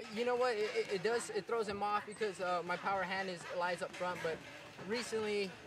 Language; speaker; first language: English; native; English